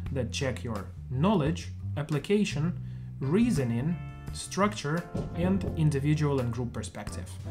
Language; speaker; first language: English; non-native, fluent; Russian